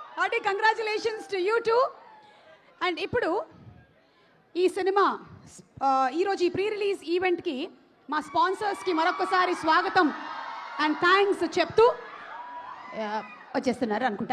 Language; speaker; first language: Telugu; native; Telugu